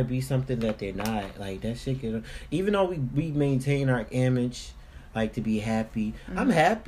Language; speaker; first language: English; native; English